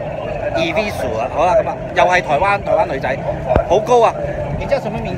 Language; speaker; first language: Chinese; non-native, local second language; Cantonese